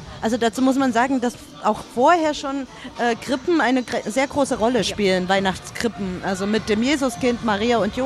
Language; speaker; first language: German; native; German